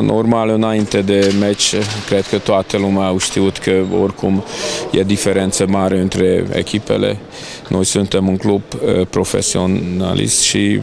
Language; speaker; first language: Romanian; non-native, local second language; Hungarian